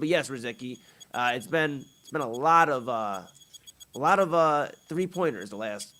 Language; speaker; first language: English; native; English